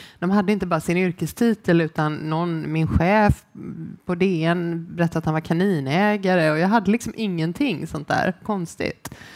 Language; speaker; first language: Swedish; native; Swedish